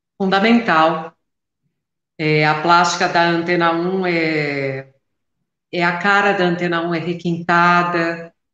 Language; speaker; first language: Portuguese; native; Portuguese